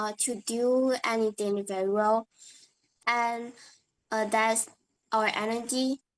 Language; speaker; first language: English; non-native, learner; Indonesian